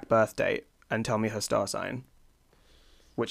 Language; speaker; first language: English; native; English